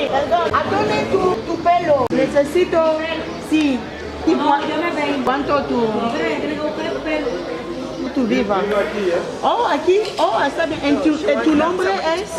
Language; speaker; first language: Spanish; non-native, learner; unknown